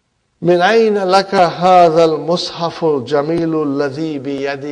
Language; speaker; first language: Arabic; non-native, fluent; English